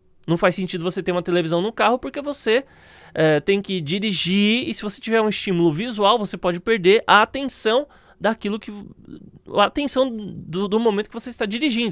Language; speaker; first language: Portuguese; native; Portuguese